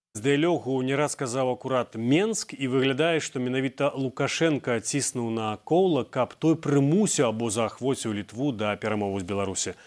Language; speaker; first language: Belarusian; native; Belarusian